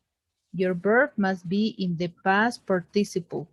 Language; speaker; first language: English; non-native, fluent; Spanish